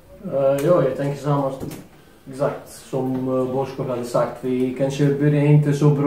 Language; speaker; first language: Swedish; non-native, fluent; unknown